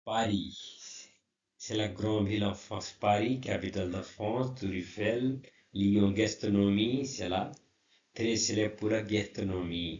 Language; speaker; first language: French; non-native, learner; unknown